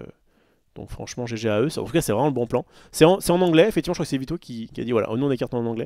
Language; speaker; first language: French; native; French